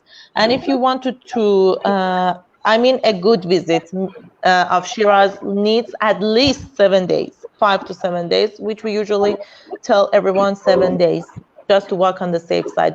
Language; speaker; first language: English; non-native, fluent; Persian